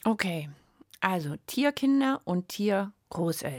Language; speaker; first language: German; native; German